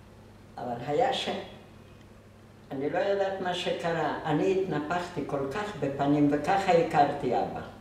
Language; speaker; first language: Hebrew; non-native, fluent; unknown